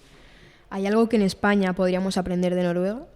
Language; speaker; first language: Spanish; native; Spanish